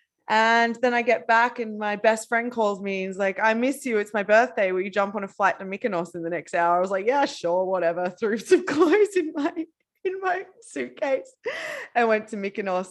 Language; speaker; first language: English; native; English